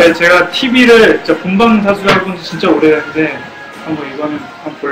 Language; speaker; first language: Korean; native; Korean